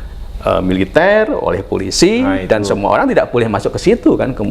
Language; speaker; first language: Indonesian; native; Indonesian